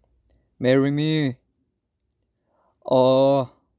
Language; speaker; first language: English; non-native, learner; Korean